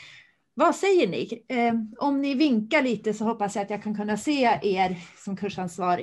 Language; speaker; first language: Swedish; native; Swedish